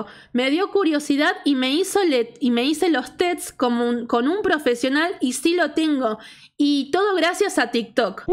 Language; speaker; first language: Spanish; native; Spanish